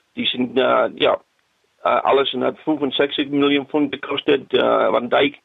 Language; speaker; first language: German; non-native, learner; English